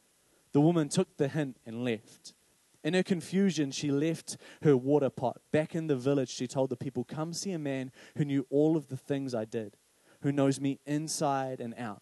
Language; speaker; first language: English; native; English